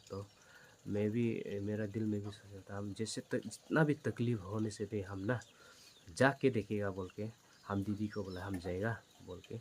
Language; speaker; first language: Hindi; non-native, local second language; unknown